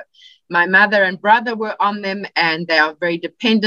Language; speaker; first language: English; native; English